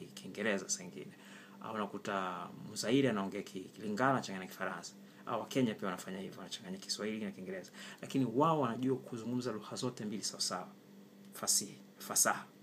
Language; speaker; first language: Swahili; non-native, local second language; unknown